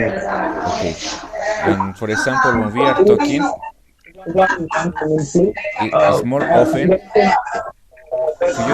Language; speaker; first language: English; non-native, fluent; Spanish